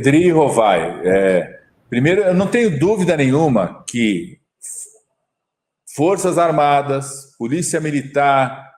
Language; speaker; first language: Portuguese; native; Portuguese